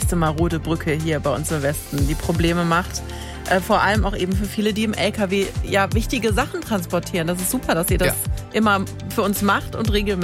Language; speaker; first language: German; native; German